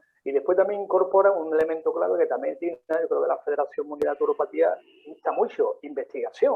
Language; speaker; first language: Spanish; native; Spanish